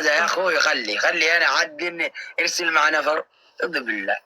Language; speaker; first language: Arabic; non-native, learner; Oromo